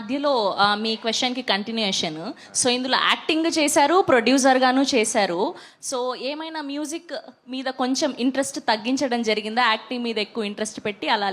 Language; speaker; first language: Telugu; native; Telugu